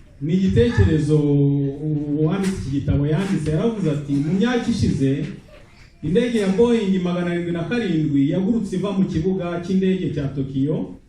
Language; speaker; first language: Kinyarwanda; native; Kinyarwanda